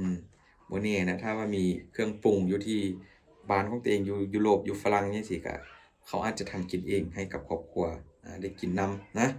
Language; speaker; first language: Thai; non-native, local second language; Northeastern Thai